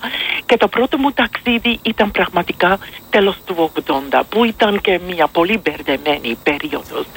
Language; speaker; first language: Greek; non-native, fluent; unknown